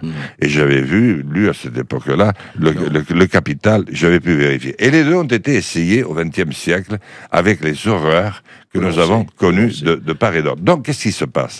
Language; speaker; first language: French; native; French